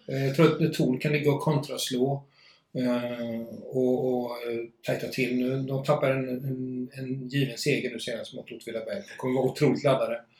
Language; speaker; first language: Swedish; native; Swedish